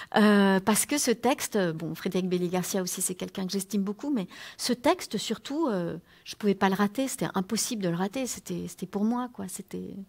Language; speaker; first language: French; native; French